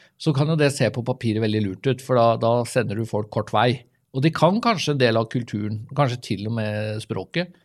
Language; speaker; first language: Norwegian; native; Norwegian